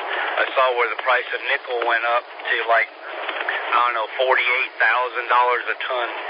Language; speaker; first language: English; native; English